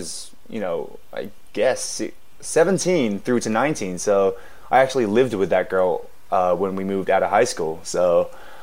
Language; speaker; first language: English; native; English